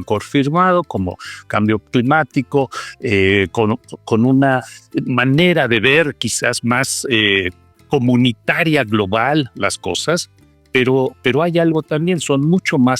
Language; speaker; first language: Spanish; native; Spanish